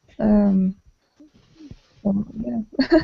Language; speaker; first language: English; non-native, learner; Ukrainian